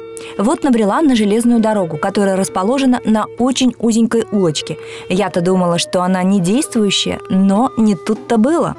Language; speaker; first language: Russian; native; Russian